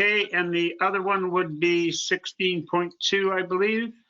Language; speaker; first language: English; native; English